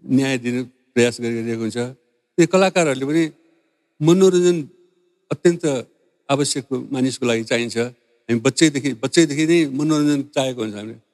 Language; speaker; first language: Nepali; non-native, local second language; Newari